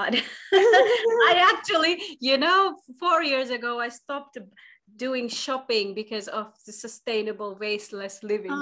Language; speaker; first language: English; non-native, local second language; Bangla